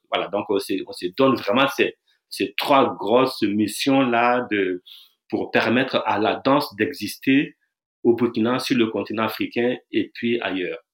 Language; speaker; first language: French; non-native, local second language; Dyula